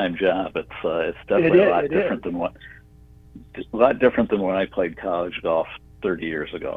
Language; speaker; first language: English; native; English